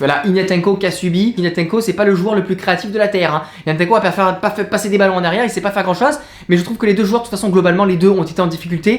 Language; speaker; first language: French; native; French